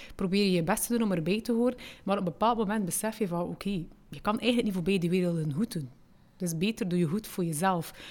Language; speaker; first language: Dutch; early bilingual, other home language; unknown